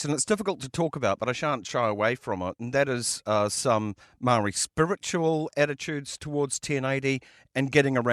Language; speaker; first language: English; native; English